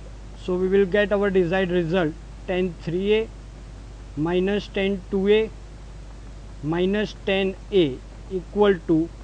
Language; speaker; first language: English; non-native, local second language; Gujarati